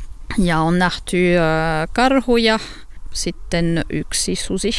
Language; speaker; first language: Finnish; non-native, learner; French